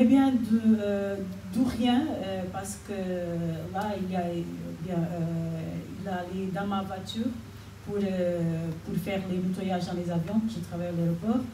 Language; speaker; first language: French; non-native, fluent; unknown